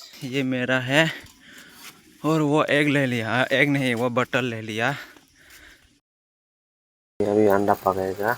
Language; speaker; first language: Hindi; non-native, local second language; Kok Borok